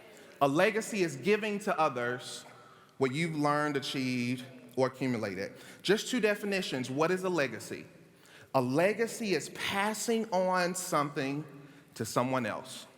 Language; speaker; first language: English; native; English